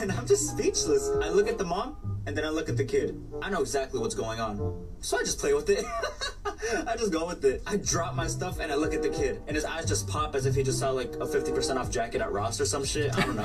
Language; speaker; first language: English; early bilingual, other home language; Spanish